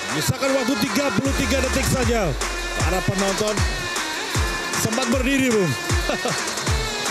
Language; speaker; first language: Indonesian; native; Indonesian